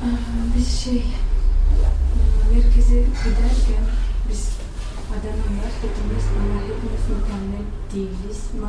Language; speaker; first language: Turkish; non-native, learner; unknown